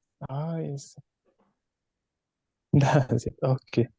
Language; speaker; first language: English; non-native, learner; Indonesian